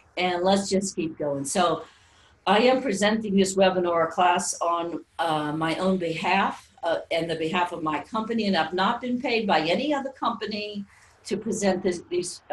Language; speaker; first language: English; native; English